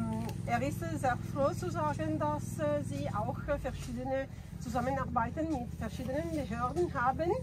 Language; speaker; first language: German; non-native, fluent; Italian